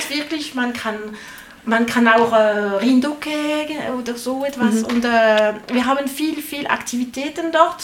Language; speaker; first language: German; non-native, learner; French